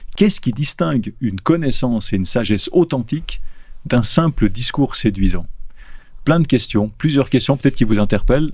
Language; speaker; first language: French; native; French